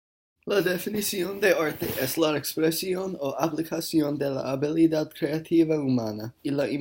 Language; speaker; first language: Spanish; non-native, learner; English